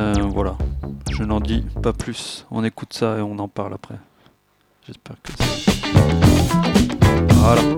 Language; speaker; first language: French; native; French